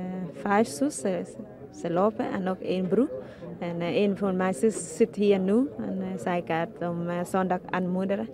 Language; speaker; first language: Dutch; non-native, learner; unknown